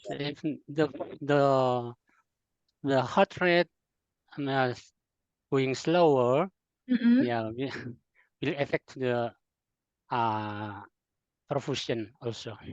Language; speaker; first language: English; non-native, learner; Indonesian